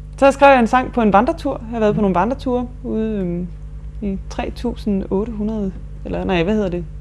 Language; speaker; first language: Danish; native; Danish